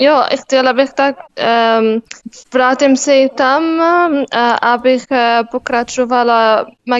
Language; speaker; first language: Czech; non-native, learner; Arabic